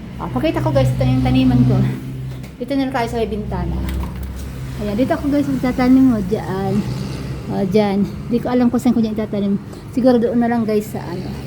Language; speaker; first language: Filipino; non-native, local second language; Bikol